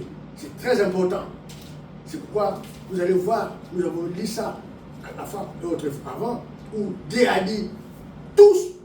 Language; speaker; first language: French; non-native, local second language; Lingala